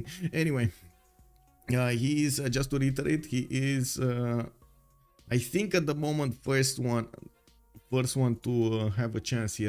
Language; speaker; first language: English; non-native, fluent; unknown